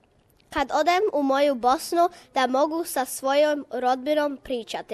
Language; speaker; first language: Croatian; early bilingual, heritage; Bosnian